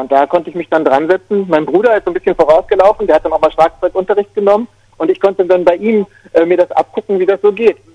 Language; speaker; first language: German; native; German